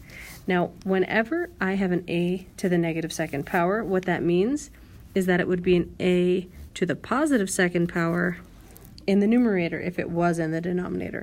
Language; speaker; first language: English; native; English